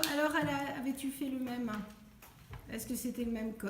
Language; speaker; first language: French; native; French